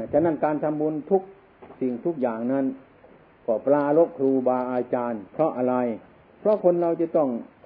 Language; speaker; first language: Thai; non-native, local second language; Northeastern Thai